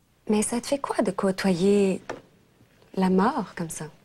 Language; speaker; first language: French; native; French